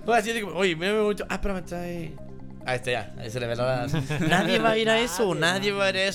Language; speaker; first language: Spanish; native; Spanish